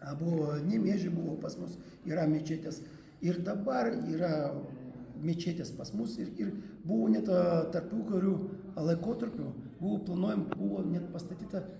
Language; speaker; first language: Lithuanian; non-native, local second language; Russian